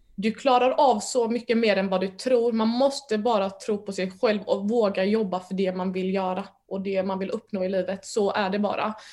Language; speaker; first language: Swedish; early bilingual, other home language; Mandingo